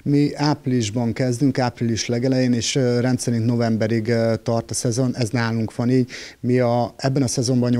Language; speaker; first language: Hungarian; native; Hungarian